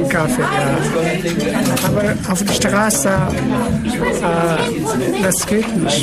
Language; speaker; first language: German; non-native, learner; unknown